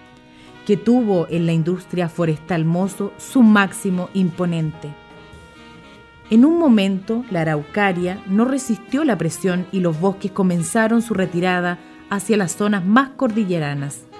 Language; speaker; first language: Spanish; native; Spanish